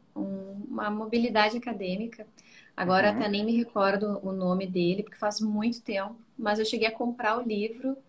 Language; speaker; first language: Portuguese; native; Portuguese